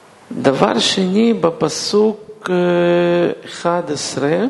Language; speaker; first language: Hebrew; non-native, fluent; Russian